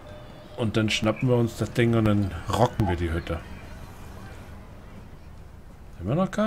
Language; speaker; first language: German; native; German